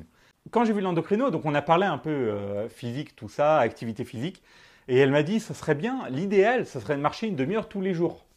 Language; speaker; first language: French; native; French